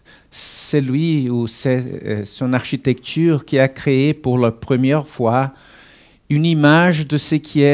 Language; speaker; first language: French; non-native, fluent; Portuguese